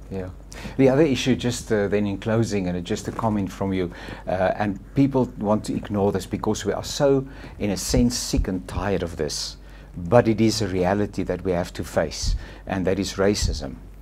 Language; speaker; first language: English; non-native, local second language; Afrikaans